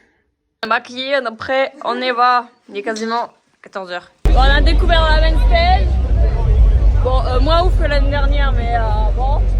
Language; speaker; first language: French; native; French